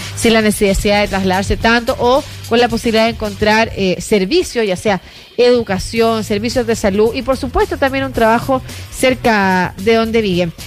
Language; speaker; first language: Spanish; native; Spanish